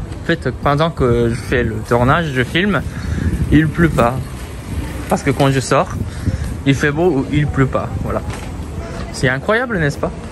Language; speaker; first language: French; non-native, fluent; Japanese